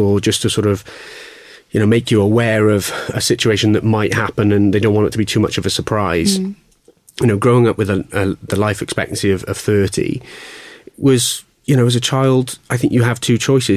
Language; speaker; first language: English; native; English